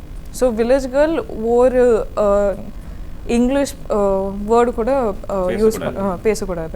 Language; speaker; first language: Tamil; non-native, learner; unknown